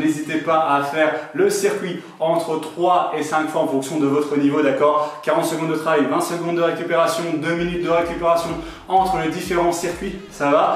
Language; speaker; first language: French; native; French